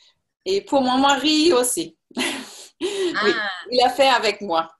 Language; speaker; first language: French; non-native, learner; German